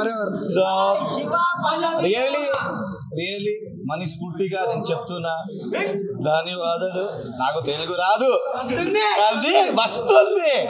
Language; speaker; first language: Telugu; non-native, local second language; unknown